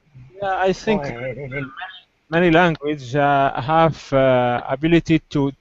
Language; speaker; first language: English; non-native, learner; Arabic